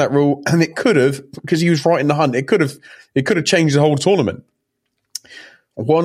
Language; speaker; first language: English; native; English